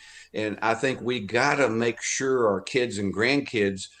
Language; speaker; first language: English; native; English